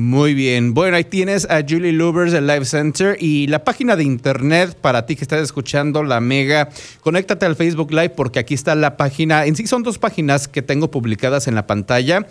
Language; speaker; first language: Spanish; native; Spanish